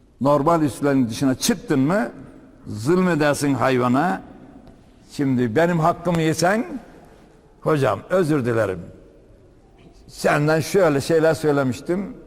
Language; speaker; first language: Turkish; native; Turkish